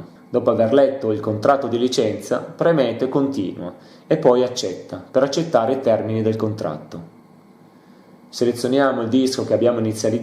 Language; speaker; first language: Italian; native; Italian